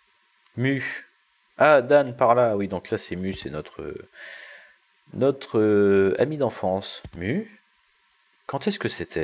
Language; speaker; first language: French; native; French